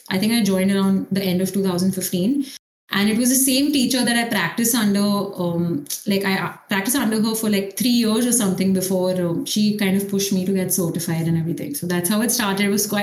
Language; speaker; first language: English; non-native, local second language; Hindi